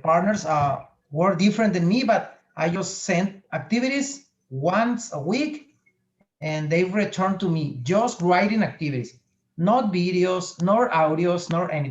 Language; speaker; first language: English; non-native, fluent; Spanish